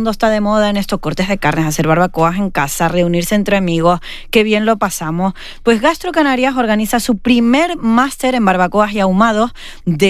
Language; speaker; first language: Spanish; native; Spanish